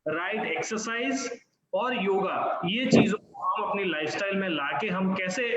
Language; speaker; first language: Hindi; non-native, local second language; Gujarati